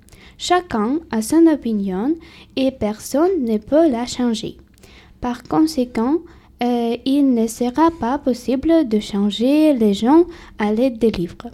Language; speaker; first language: French; non-native, learner; Tamil